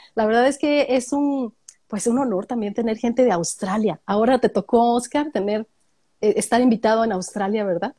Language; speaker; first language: Spanish; native; Spanish